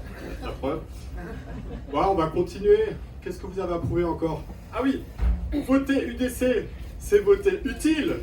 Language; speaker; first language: French; native; French